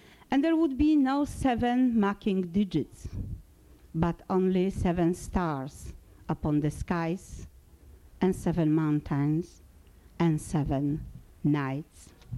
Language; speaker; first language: English; non-native, fluent; Polish